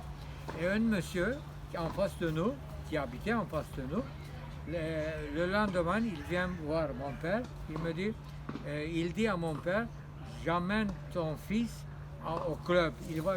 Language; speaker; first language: French; non-native, fluent; Turkish